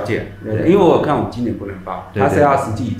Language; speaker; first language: Chinese; native; Chinese